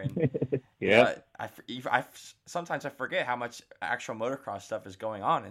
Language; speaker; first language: English; native; English